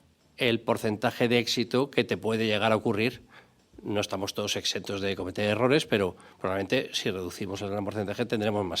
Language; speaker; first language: Spanish; native; Spanish